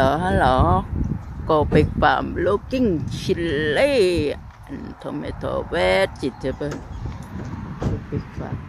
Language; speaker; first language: English; non-native, learner; Thai